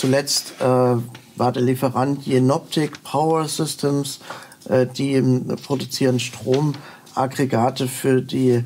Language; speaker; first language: German; native; German